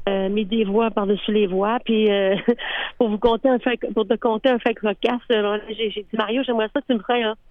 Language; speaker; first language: French; native; French